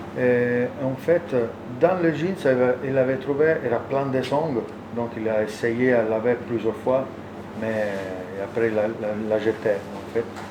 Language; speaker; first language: French; non-native, learner; Italian